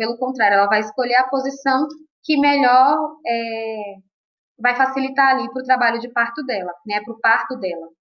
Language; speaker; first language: Portuguese; native; Portuguese